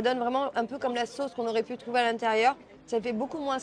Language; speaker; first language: French; native; French